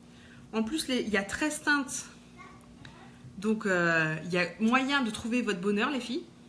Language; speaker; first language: French; native; French